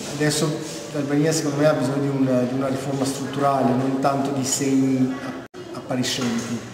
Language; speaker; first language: Italian; non-native, fluent; Albanian